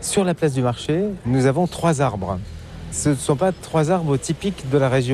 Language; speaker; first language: French; native; French